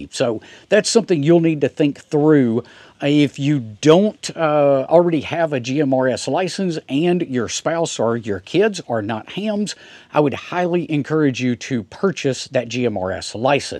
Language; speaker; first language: English; native; English